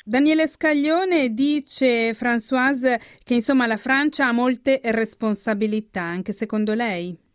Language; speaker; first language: Italian; native; Italian